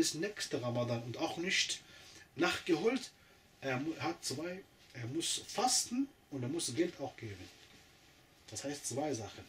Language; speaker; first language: German; non-native, fluent; Arabic